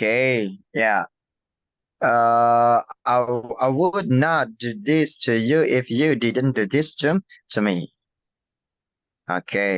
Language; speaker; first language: English; non-native, fluent; Indonesian